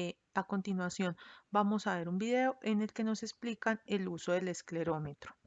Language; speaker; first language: Spanish; native; Spanish